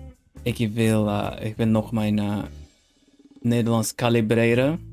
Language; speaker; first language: Dutch; non-native, learner; Swedish